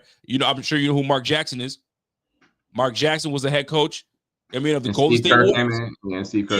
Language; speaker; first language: English; native; English